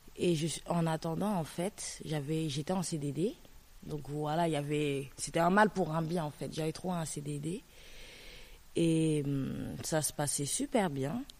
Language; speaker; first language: French; native; French